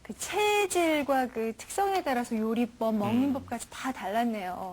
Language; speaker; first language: Korean; native; Korean